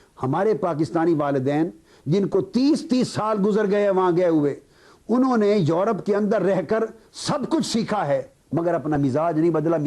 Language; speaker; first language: Urdu; native; Urdu